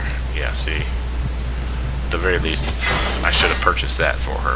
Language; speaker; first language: English; native; English